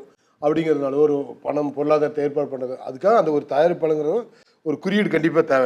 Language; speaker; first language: Tamil; native; Tamil